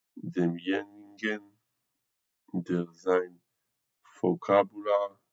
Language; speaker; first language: German; non-native, fluent; Hebrew